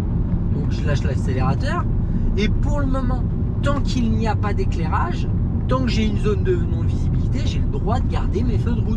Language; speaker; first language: French; native; French